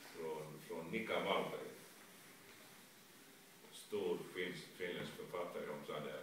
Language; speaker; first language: Swedish; non-native, local second language; Finnish